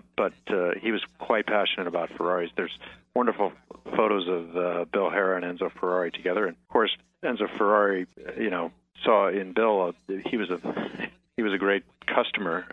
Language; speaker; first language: English; native; English